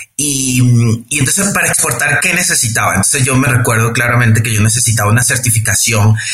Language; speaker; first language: Spanish; native; Spanish